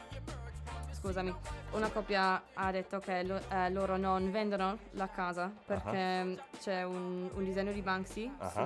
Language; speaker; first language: Italian; non-native, learner; English